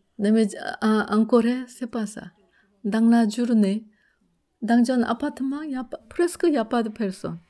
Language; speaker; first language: French; non-native, learner; Korean